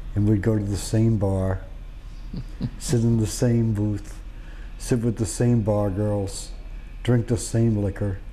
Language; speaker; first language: English; native; English